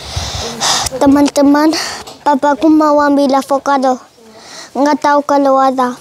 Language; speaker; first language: Indonesian; early bilingual, heritage; Indonesian